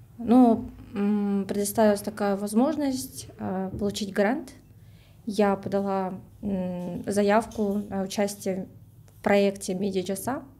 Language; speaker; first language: Russian; non-native, local second language; Kyrgyz